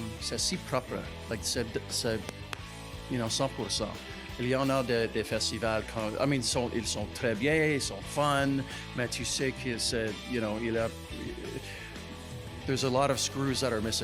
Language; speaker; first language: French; non-native, local second language; English